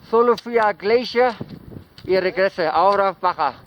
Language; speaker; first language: Spanish; non-native, learner; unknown